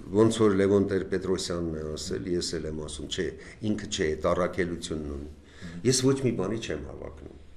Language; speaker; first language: Armenian; native; Armenian